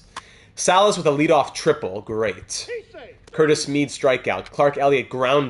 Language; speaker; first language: English; native; English